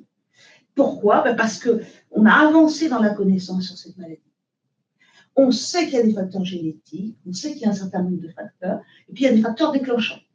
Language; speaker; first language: French; native; French